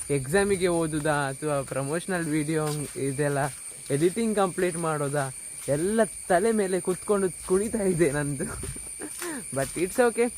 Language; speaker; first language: Kannada; non-native, local second language; Tulu